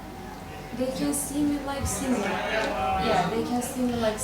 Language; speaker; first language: English; non-native, learner; Turkish